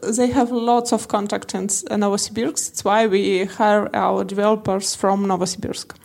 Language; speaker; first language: English; non-native, learner; Russian